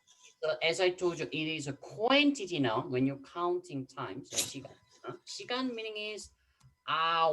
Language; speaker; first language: English; non-native, fluent; Korean